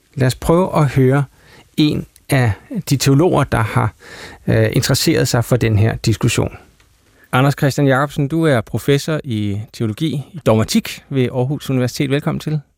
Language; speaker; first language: Danish; native; Danish